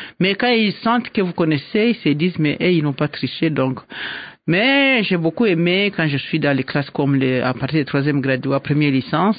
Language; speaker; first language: French; non-native, local second language; Swahili